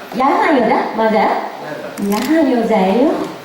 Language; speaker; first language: Korean; non-native, learner; Japanese